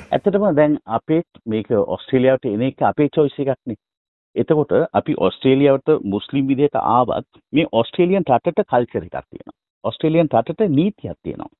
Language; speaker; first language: Sinhala; non-native, local second language; Tamil